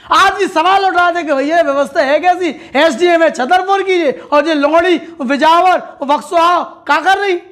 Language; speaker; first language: Hindi; native; Hindi